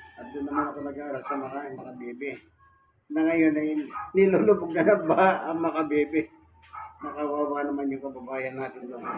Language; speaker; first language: Filipino; non-native, local second language; Pampanga